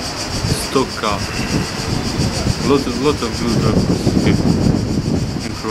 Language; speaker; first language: English; non-native, learner; Croatian